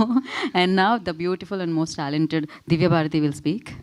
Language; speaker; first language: Telugu; native; Telugu